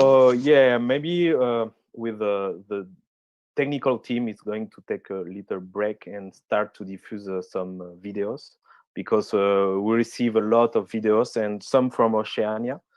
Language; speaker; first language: English; non-native, fluent; French